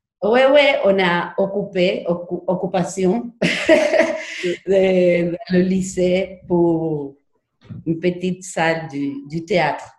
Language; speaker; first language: French; non-native, learner; Spanish